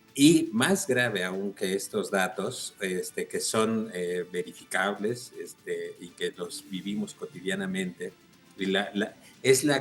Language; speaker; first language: Spanish; native; Spanish